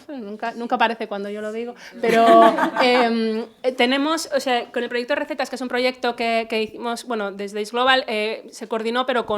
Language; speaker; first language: Spanish; native; Spanish